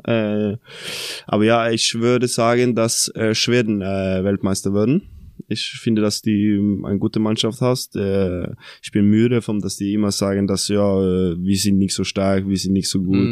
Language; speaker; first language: German; non-native, fluent; Norwegian